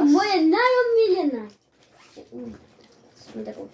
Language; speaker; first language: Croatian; early bilingual, heritage; Croatian